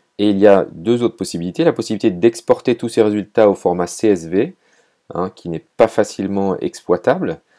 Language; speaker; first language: French; native; French